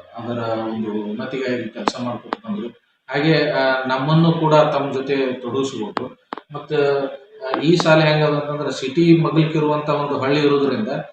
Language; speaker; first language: Kannada; native; Kannada